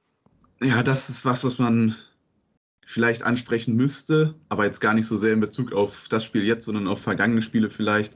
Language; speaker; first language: German; native; German